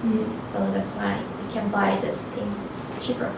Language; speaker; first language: English; non-native, learner; Turkish